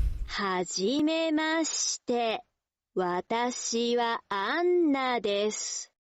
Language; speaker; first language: Japanese; non-native, learner; English